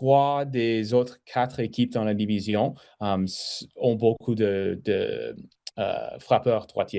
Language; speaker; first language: French; non-native, fluent; English